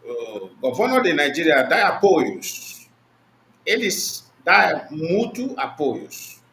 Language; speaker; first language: Portuguese; non-native, learner; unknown